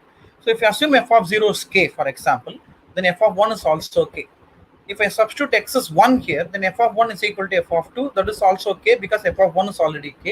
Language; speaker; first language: English; non-native, local second language; Tamil